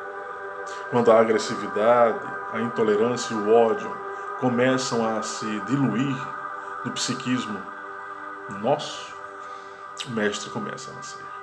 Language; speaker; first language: Portuguese; native; Portuguese